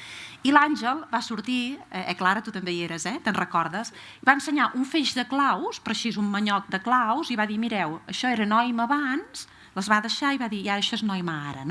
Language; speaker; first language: Catalan; native; Catalan